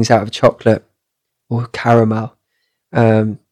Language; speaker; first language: English; native; English